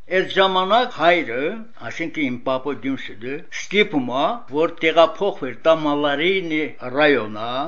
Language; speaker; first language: Armenian; native; Armenian